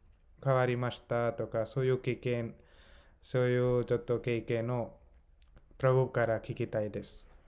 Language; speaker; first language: Japanese; non-native, fluent; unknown